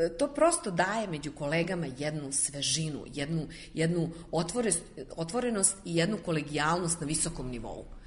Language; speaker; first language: Serbian; native; Serbian